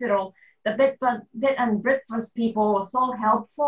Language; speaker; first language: English; non-native, learner; Japanese